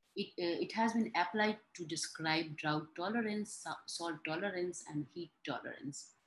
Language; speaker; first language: English; non-native, local second language; Hindi